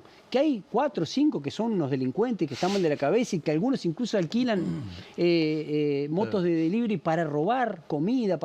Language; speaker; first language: Spanish; native; Spanish